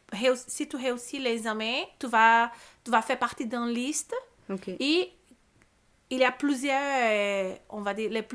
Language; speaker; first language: French; non-native, learner; Portuguese